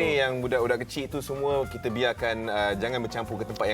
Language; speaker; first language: Malay; native; Malay